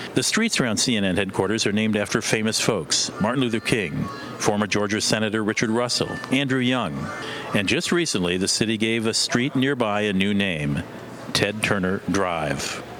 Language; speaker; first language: English; non-native, fluent; Korean